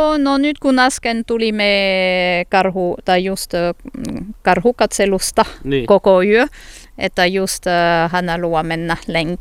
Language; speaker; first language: Finnish; non-native, fluent; French